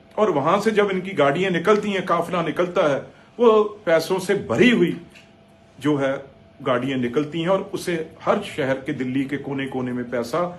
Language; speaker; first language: Hindi; non-native, local second language; Punjabi